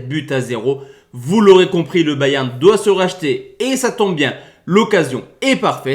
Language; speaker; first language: French; native; French